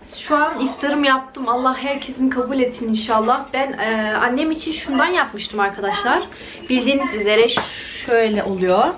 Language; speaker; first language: Turkish; early bilingual, heritage; Turkish